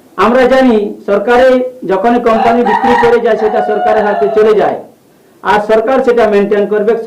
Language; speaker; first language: Bangla; non-native, local second language; Santali